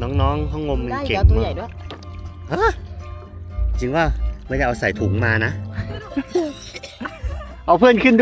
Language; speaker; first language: Thai; native; Thai